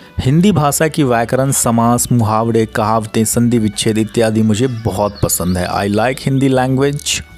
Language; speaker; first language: Hindi; native; Hindi